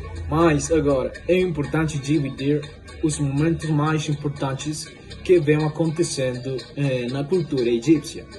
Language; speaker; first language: Portuguese; non-native, fluent; Spanish